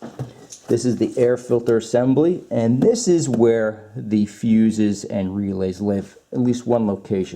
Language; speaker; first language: English; native; English